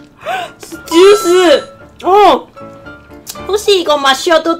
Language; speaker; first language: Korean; non-native, learner; Cantonese